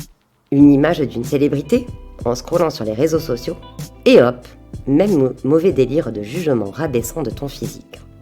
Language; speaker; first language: French; native; French